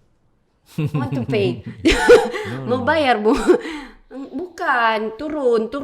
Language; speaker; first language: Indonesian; non-native, learner; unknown